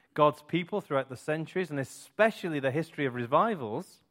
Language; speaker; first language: English; native; English